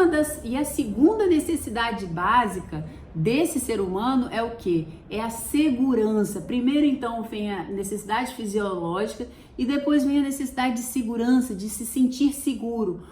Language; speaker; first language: Portuguese; native; Portuguese